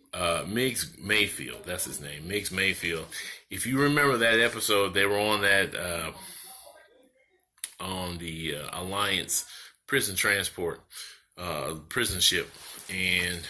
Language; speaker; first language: English; native; English